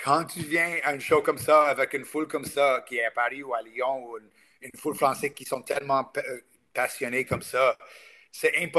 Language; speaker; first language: French; non-native, local second language; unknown